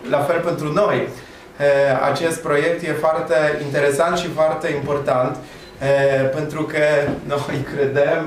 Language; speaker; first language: Romanian; non-native, fluent; Polish